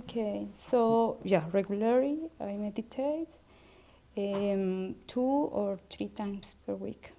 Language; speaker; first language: English; non-native, learner; Spanish